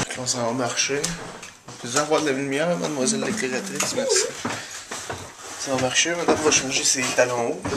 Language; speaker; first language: French; native; French